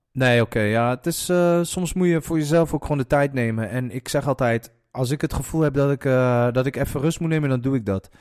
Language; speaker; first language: Dutch; early bilingual, other home language; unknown